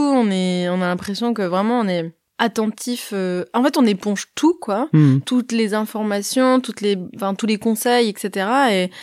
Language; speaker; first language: French; early bilingual, other home language; Arabic